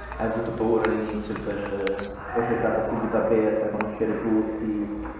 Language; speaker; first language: Italian; native; Italian